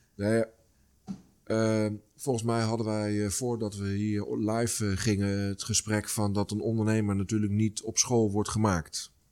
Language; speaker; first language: Dutch; native; Dutch